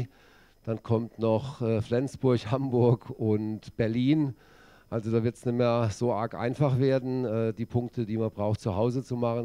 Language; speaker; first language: German; native; German